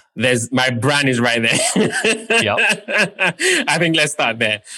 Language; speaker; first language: English; non-native, local second language; Yoruba